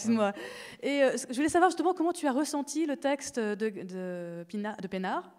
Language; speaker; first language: French; native; French